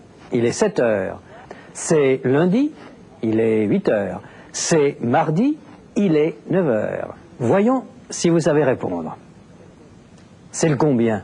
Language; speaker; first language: French; native; French